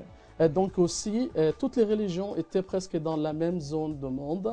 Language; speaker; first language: French; non-native, fluent; Arabic